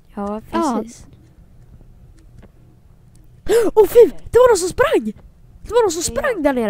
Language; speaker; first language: Swedish; native; Swedish